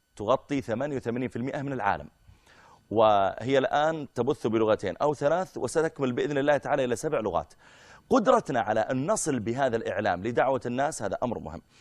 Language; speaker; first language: Arabic; native; Arabic